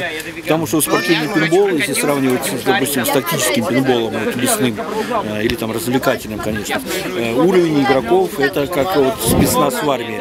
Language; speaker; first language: Russian; native; Russian